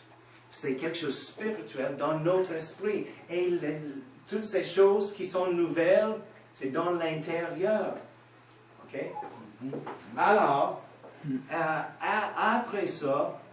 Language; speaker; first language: French; non-native, fluent; English